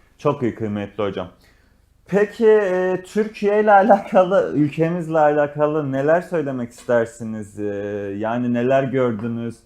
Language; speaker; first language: Turkish; native; Turkish